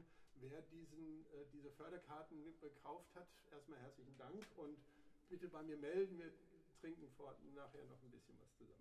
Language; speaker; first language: German; native; German